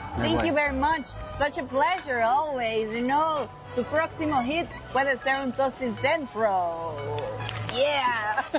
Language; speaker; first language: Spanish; native; Spanish